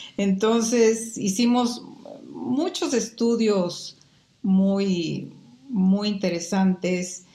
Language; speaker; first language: Spanish; native; Spanish